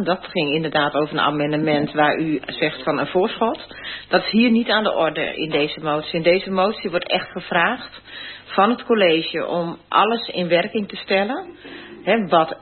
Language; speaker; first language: Dutch; native; Dutch